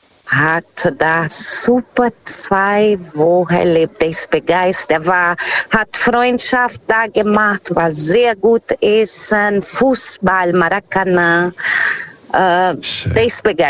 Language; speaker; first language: German; non-native, learner; Portuguese